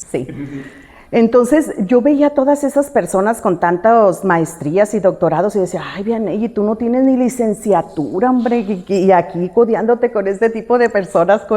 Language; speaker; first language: Spanish; native; Spanish